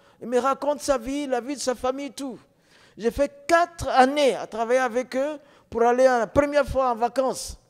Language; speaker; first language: French; non-native, local second language; Dyula